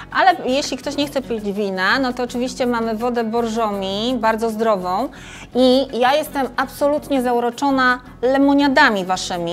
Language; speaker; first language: Polish; native; Polish